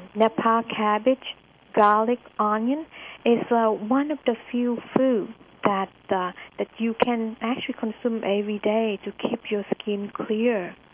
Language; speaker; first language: English; early bilingual, other home language; Vietnamese